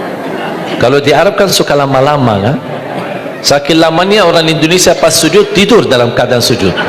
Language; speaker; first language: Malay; non-native, fluent; Arabic